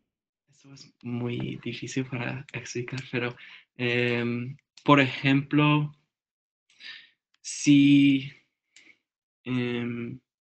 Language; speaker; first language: Spanish; non-native, learner; English